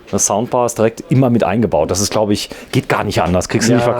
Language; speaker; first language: German; native; German